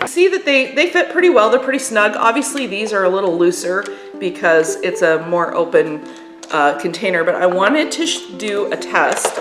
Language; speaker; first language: English; native; English